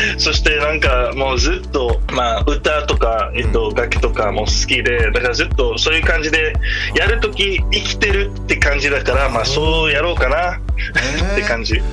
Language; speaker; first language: Japanese; non-native, fluent; English